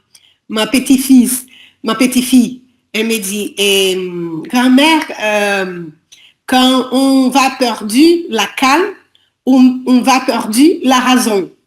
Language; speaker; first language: French; non-native, learner; Portuguese